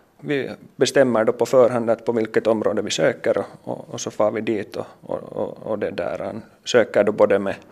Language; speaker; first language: Swedish; native; Swedish